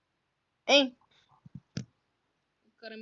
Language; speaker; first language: Portuguese; native; Portuguese